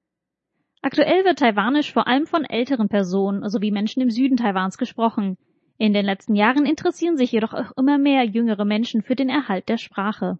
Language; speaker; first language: German; native; German